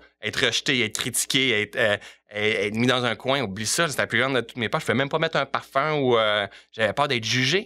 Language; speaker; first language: French; native; French